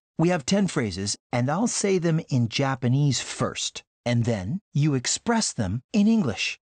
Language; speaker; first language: English; native; English